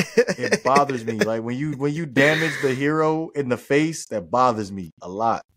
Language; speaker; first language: English; native; English